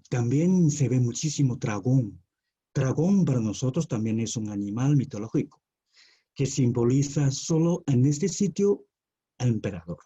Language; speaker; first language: Spanish; non-native, fluent; Chinese